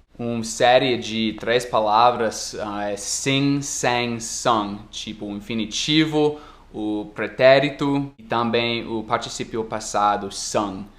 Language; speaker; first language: Portuguese; non-native, fluent; English